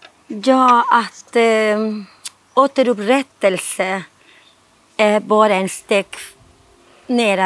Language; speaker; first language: Swedish; non-native, fluent; Spanish